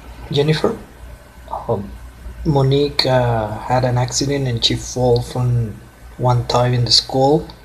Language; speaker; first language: English; non-native, learner; Spanish